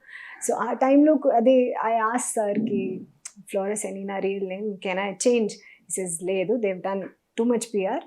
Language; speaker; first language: Telugu; non-native, learner; Hindi